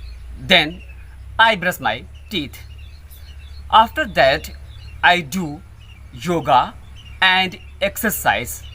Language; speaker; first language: English; non-native, learner; Hindi